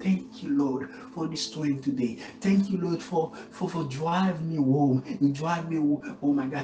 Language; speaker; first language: English; non-native, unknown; Haitian Creole